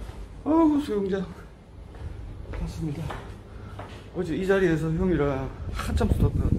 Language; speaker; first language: Korean; native; Korean